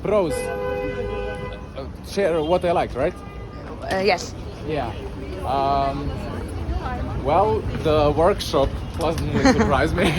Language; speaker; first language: English; non-native, fluent; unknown